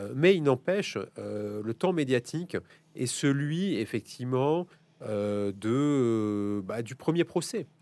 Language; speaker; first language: French; native; French